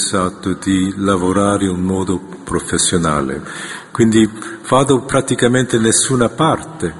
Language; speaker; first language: Italian; non-native, fluent; Korean